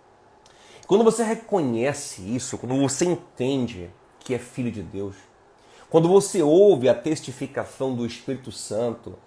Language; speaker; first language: Portuguese; native; Portuguese